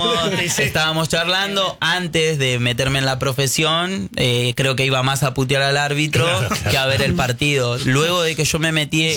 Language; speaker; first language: Spanish; native; Spanish